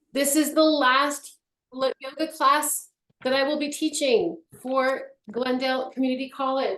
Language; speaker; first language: English; native; English